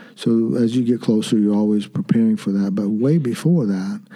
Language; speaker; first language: English; early bilingual, other home language; Arabic